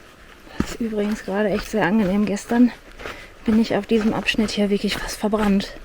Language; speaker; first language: German; native; German